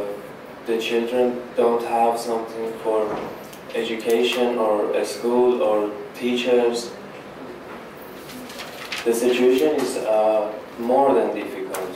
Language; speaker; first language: English; non-native, learner; Persian